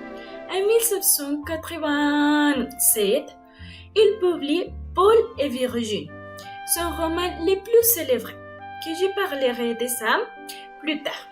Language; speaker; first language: French; non-native, learner; Spanish